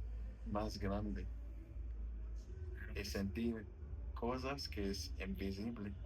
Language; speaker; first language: Spanish; non-native, learner; French